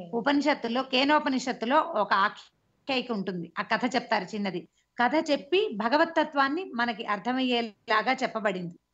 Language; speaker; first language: Telugu; native; Telugu